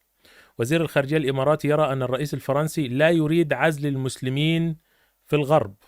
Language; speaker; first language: Arabic; native; Arabic